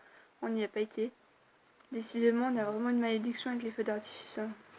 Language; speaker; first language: French; native; French